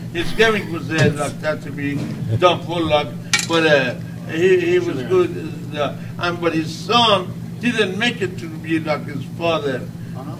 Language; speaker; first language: English; non-native, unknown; Persian